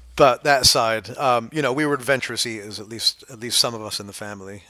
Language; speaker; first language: English; native; English